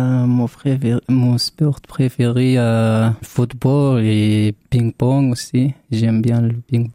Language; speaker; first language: French; non-native, learner; Arabic